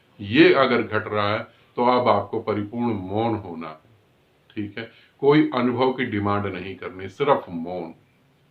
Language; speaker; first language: Hindi; native; Hindi